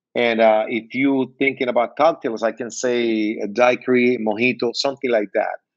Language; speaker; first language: English; non-native, learner; Spanish